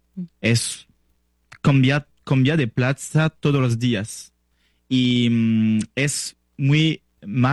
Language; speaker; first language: Spanish; non-native, learner; French